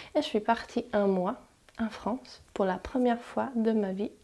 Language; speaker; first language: French; non-native, fluent; Czech